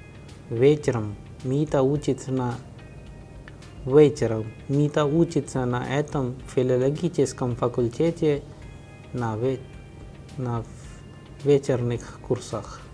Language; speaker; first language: Russian; non-native, fluent; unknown